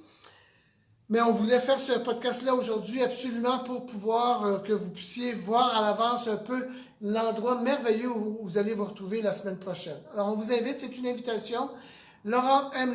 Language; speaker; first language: French; native; French